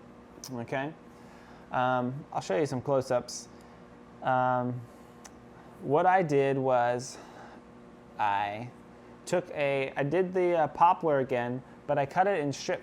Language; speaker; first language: English; native; English